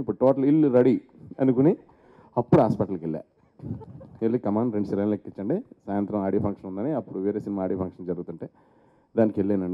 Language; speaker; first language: Telugu; native; Telugu